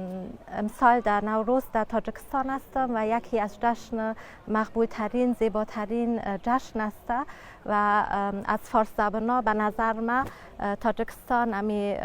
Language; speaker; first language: Persian; early bilingual, heritage; Persian